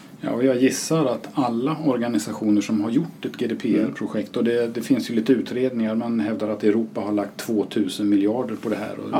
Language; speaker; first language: Swedish; native; Swedish